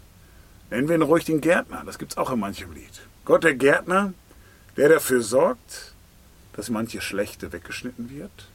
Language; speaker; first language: German; native; German